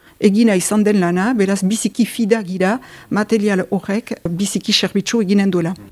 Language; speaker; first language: Basque; native; Basque